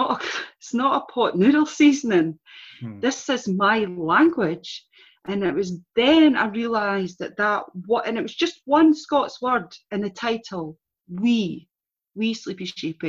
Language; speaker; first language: English; native; English